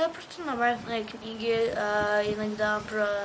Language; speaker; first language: Russian; early bilingual, heritage; Russian